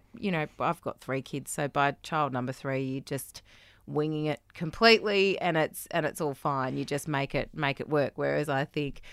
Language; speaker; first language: English; native; English